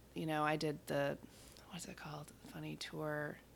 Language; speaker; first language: English; native; English